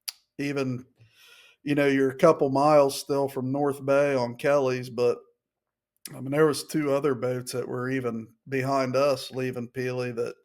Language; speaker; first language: English; native; English